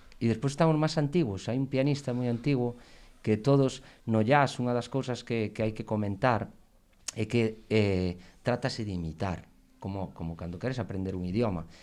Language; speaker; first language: Galician; non-native, local second language; Spanish